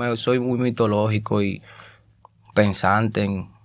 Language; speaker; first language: Spanish; native; Spanish